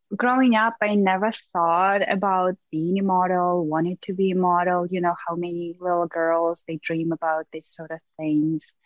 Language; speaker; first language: English; non-native, fluent; Russian